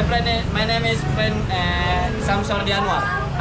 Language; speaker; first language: English; non-native, learner; Indonesian